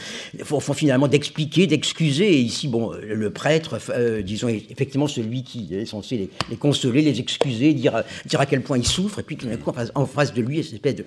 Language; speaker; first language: French; native; French